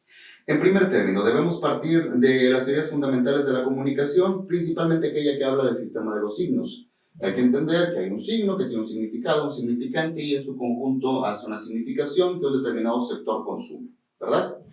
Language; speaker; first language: Spanish; native; Spanish